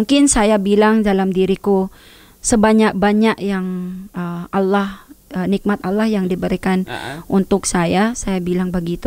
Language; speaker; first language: Indonesian; non-native, learner; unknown